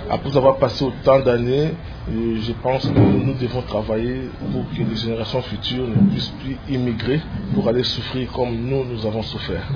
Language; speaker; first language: French; non-native, local second language; Lingala